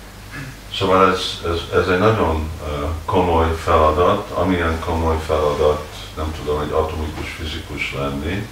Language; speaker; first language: Hungarian; early bilingual, heritage; Hungarian